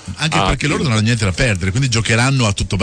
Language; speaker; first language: Italian; native; Italian